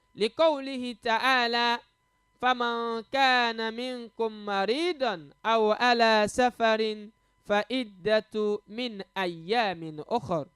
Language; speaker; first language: Arabic; non-native, fluent; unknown